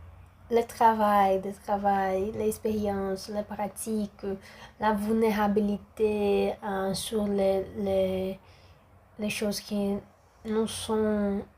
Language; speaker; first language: French; non-native, learner; Portuguese